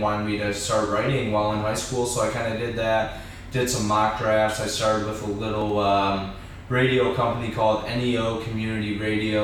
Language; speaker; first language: English; native; English